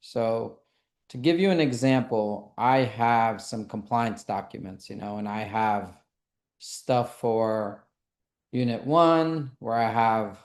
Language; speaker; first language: English; native; English